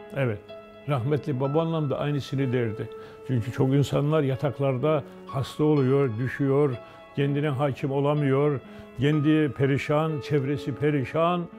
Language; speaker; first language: Turkish; native; Turkish